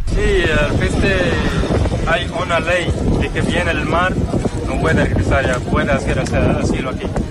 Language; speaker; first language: Spanish; non-native, learner; Arabic